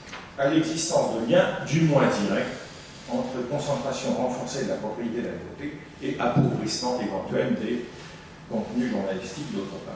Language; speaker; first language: French; native; French